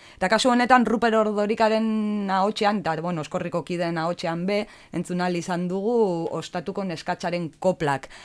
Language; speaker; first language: Basque; native; Basque